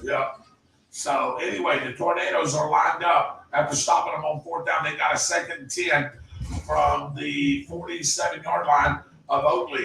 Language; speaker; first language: English; native; English